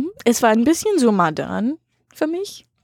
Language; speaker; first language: German; non-native, learner; English